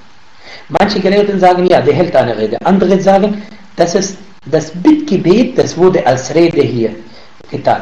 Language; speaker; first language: German; non-native, learner; Arabic